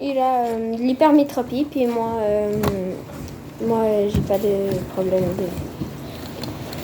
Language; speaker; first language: French; native; French